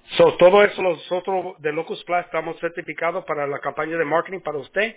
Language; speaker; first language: Spanish; early bilingual, heritage; Spanish